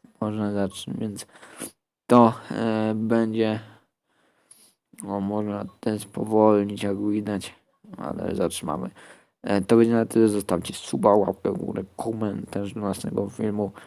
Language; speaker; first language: Polish; native; Polish